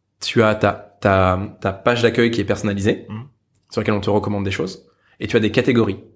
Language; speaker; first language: French; native; French